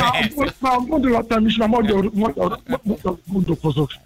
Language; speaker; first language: Hungarian; non-native, fluent; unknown